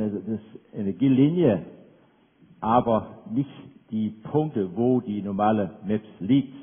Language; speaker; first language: German; non-native, fluent; Danish